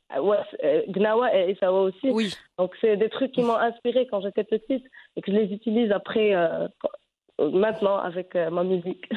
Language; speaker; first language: French; non-native, local second language; Arabic